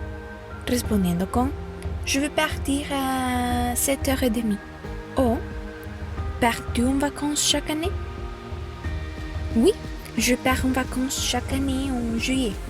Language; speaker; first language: French; non-native, fluent; Spanish